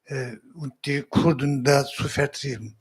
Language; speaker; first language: German; non-native, fluent; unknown